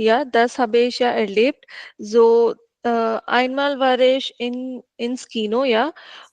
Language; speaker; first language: German; non-native, learner; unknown